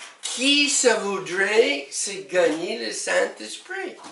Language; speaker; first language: French; non-native, learner; English